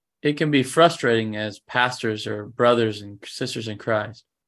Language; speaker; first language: English; native; English